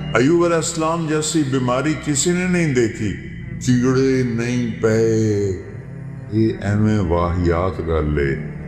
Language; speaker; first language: Urdu; non-native, local second language; Punjabi